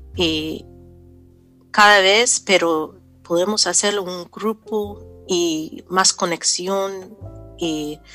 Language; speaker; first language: Spanish; non-native, fluent; English